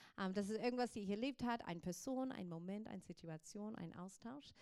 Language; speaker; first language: German; non-native, fluent; English